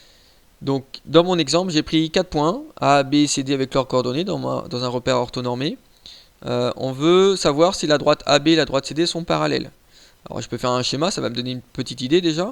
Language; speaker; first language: French; native; French